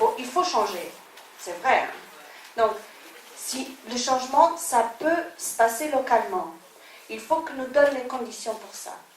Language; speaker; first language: French; non-native, fluent; Portuguese